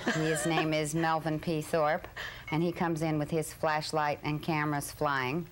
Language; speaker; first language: English; native; English